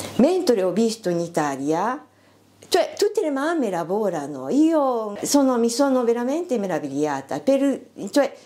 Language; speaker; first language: Italian; non-native, fluent; Japanese